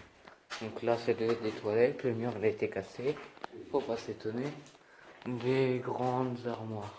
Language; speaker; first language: French; native; French